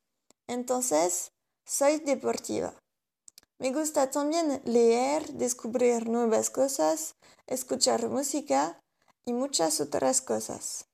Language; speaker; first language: Spanish; non-native, learner; French